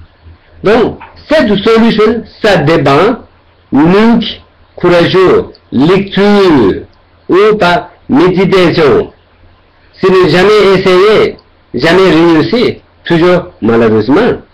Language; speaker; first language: French; non-native, learner; Tibetan